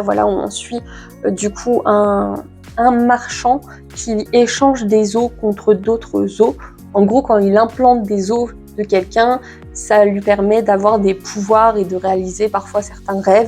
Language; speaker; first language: French; native; French